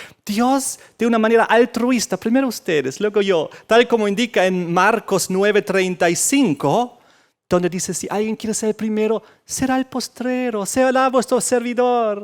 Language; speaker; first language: Spanish; native; Spanish